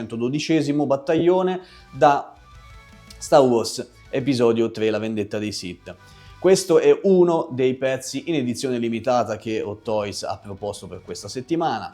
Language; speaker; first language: Italian; native; Italian